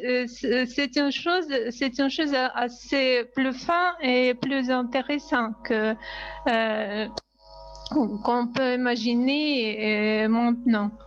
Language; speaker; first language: French; non-native, fluent; Russian